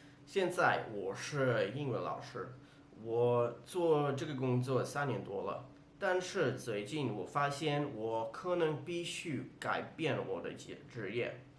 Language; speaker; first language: Chinese; non-native, fluent; English